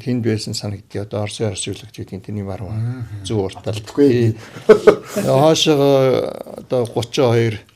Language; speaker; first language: Mongolian; native; Mongolian